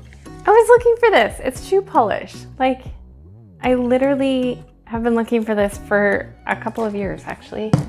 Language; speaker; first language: English; native; English